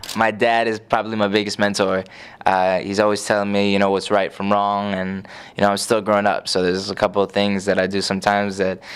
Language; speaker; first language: English; native; English